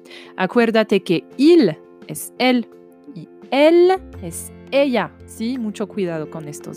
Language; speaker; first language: Spanish; non-native, fluent; French